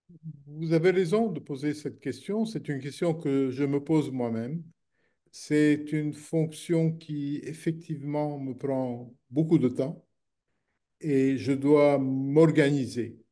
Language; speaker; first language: French; non-native, local second language; Arabic